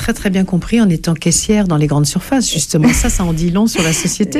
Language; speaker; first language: French; native; French